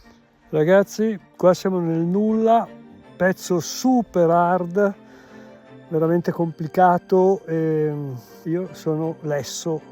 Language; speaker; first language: Italian; native; Italian